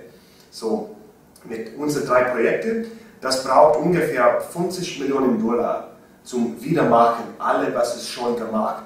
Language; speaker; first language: German; non-native, learner; English